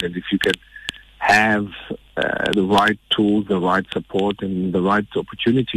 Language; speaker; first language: English; non-native, local second language; Xhosa